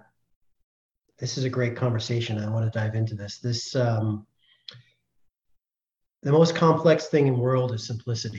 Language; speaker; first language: English; native; English